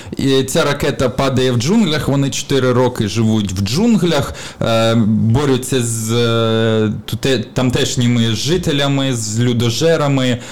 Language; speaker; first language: Ukrainian; native; Ukrainian